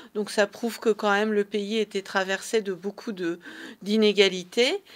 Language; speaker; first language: French; early bilingual, other home language; Persian